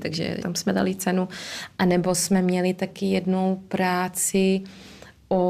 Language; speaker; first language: Czech; early bilingual, heritage; Czech